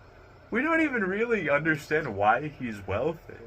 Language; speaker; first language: English; native; English